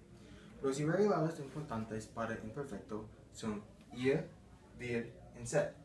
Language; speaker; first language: Spanish; non-native, learner; English